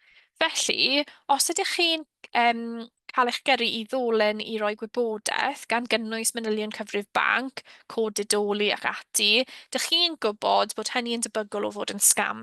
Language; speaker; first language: Welsh; native; Welsh